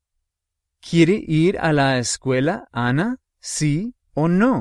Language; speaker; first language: Spanish; non-native, fluent; English